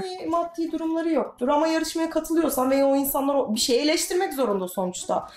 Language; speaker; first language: Turkish; native; Turkish